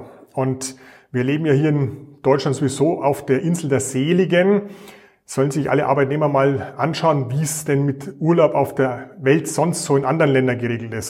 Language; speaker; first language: German; native; German